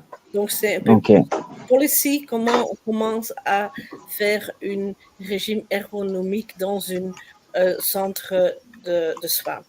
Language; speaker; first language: French; non-native, learner; Dutch